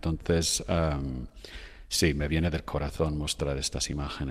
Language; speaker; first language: Spanish; non-native, fluent; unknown